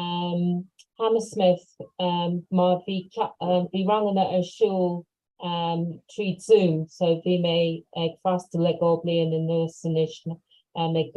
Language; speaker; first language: Irish; non-native, local second language; English